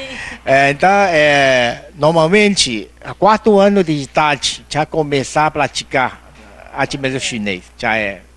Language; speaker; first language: Portuguese; non-native, learner; Chinese